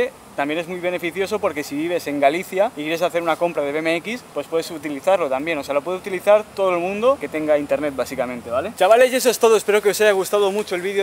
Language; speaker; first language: Spanish; native; Spanish